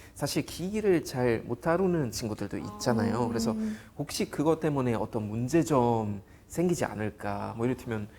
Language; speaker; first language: Korean; non-native, fluent; German